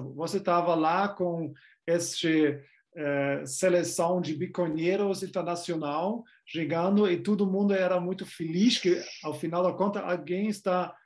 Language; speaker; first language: Portuguese; non-native, fluent; German